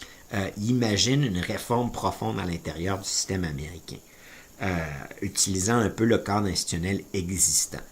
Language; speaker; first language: French; native; French